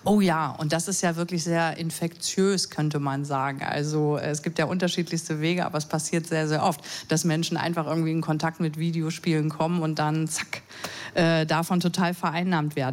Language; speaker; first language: German; native; German